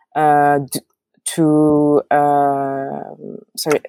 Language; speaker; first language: English; non-native, fluent; French